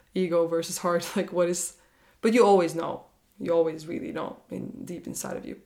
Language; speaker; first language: English; non-native, fluent; Norwegian